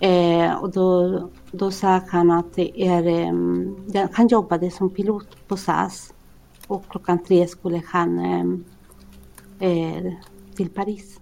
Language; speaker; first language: Swedish; non-native, fluent; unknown